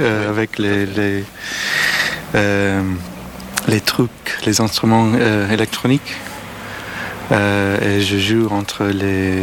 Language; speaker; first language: French; non-native, learner; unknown